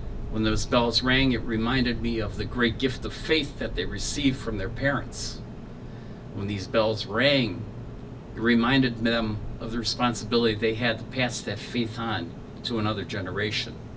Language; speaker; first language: English; early bilingual, other home language; Slovenian